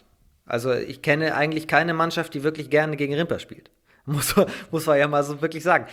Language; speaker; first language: German; native; German